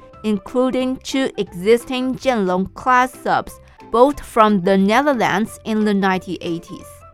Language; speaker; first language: English; non-native, fluent; Chinese